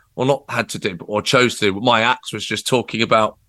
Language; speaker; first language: English; native; English